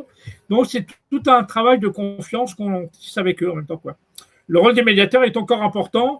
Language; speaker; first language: French; native; French